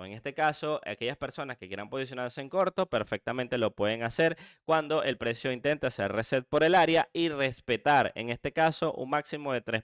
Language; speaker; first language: Spanish; native; Spanish